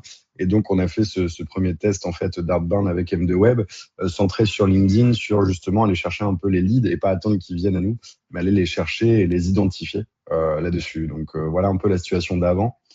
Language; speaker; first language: French; native; French